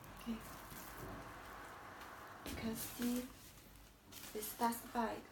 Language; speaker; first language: English; non-native, learner; Chinese